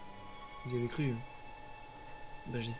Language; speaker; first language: French; native; French